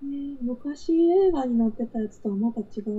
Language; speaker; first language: Japanese; native; Japanese